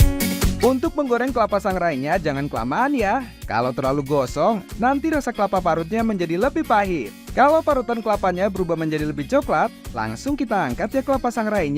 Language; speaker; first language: Indonesian; native; Indonesian